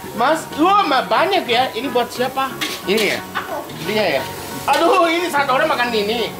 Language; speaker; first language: Indonesian; non-native, fluent; Japanese